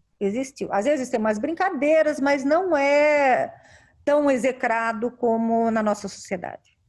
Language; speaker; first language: Portuguese; native; Portuguese